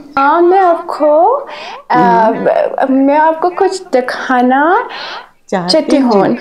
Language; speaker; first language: Hindi; non-native, learner; Persian